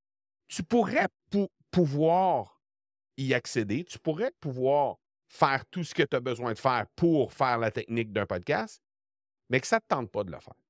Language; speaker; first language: French; native; French